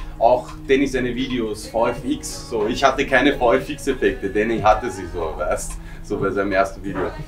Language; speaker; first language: German; early bilingual, other home language; Serbian